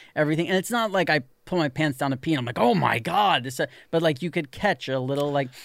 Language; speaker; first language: English; native; English